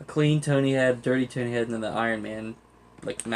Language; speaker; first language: English; native; English